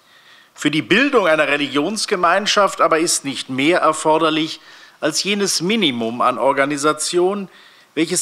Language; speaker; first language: German; native; German